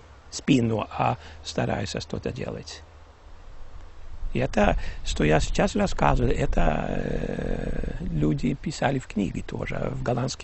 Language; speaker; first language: Russian; early bilingual, heritage; Russian